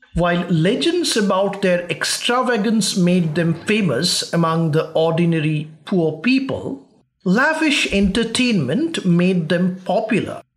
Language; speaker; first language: English; non-native, local second language; Bangla